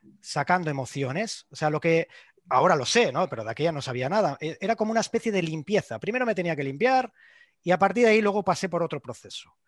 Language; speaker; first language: Spanish; non-native, local second language; Catalan